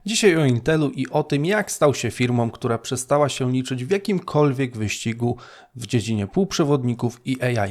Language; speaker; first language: Polish; native; Polish